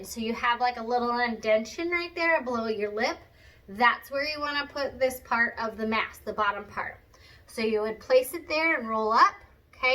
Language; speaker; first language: English; native; English